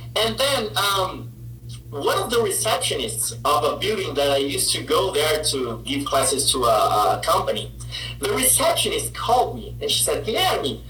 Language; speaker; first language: English; non-native, fluent; Portuguese